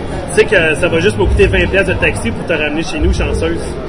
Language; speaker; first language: French; native; French